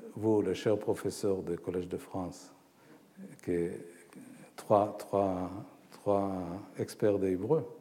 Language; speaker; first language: French; non-native, fluent; Hebrew